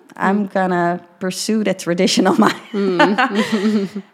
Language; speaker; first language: English; early bilingual, heritage; Dutch